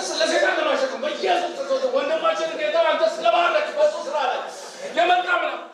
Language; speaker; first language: Amharic; non-native, local second language; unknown